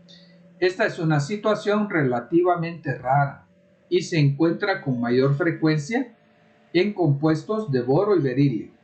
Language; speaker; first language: Spanish; native; Spanish